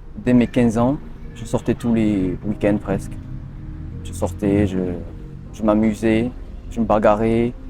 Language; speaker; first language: French; early bilingual, other home language; English